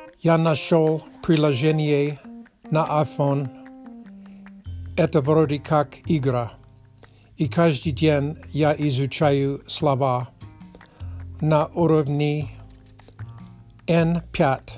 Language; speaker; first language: Russian; non-native, learner; Czech